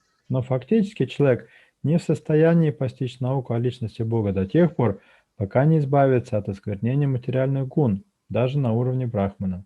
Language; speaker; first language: Russian; native; Russian